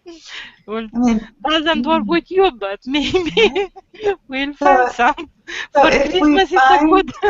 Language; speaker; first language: English; non-native, learner; Romanian